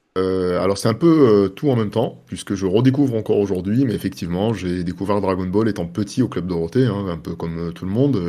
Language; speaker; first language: French; early bilingual, other home language; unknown